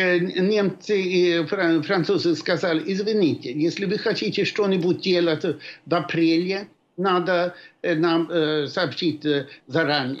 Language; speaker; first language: Russian; non-native, fluent; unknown